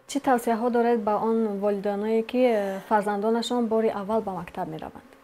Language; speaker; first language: Tajik; native; Tajik